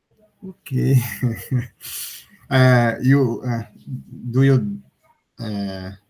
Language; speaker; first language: English; non-native, learner; Portuguese